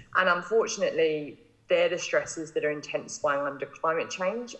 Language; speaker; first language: English; native; English